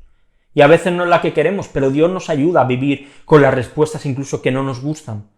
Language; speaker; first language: Spanish; native; Spanish